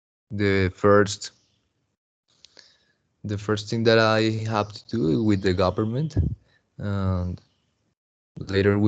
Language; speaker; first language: English; non-native, learner; Spanish